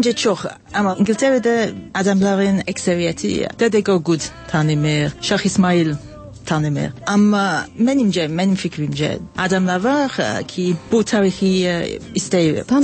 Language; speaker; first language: Azerbaijani; non-native, learner; English